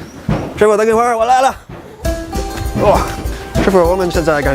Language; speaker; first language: Chinese; non-native, learner; English